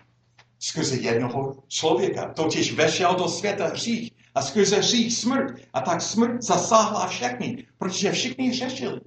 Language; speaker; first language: Czech; non-native, fluent; English